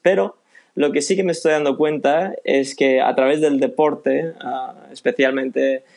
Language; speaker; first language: Spanish; early bilingual, other home language; Swedish